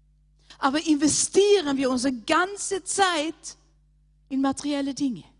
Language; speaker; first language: German; non-native, fluent; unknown